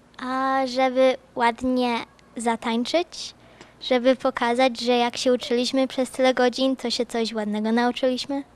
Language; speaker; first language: Polish; early bilingual, heritage; Polish